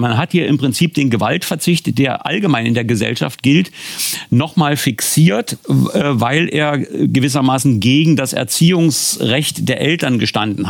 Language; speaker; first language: German; native; German